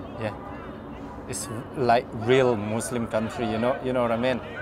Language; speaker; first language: English; non-native, fluent; Indonesian